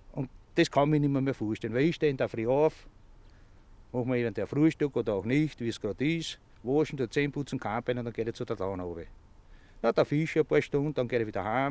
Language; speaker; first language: German; native; German